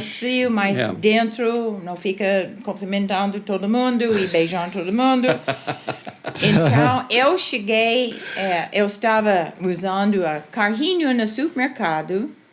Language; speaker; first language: Portuguese; non-native, fluent; English